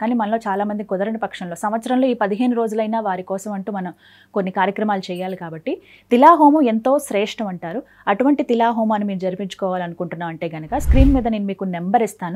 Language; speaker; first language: Telugu; native; Telugu